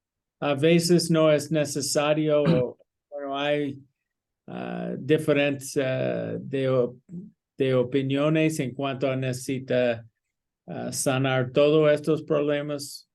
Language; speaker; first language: Spanish; non-native, learner; English